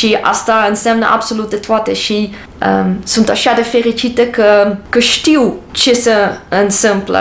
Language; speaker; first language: Romanian; non-native, learner; English